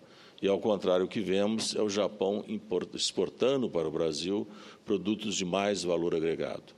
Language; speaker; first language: Portuguese; native; Portuguese